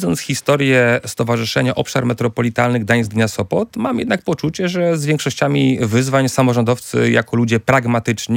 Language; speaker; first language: Polish; native; Polish